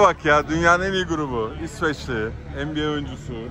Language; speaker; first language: Turkish; native; Turkish